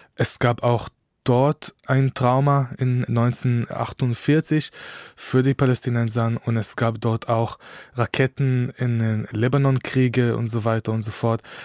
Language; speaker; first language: German; non-native, fluent; Hebrew